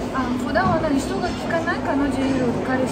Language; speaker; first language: Japanese; non-native, fluent; Romanian